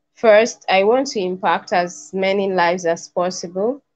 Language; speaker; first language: English; non-native, local second language; Igbo